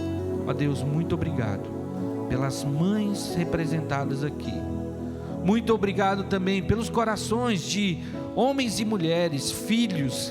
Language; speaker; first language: Portuguese; native; Portuguese